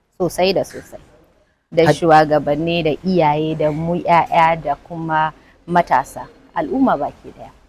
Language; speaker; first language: Hausa; non-native, fluent; Fula